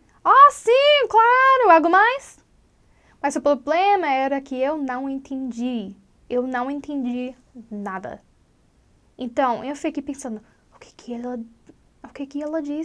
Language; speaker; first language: Portuguese; non-native, learner; English